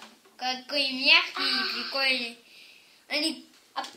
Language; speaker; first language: Russian; early bilingual, other home language; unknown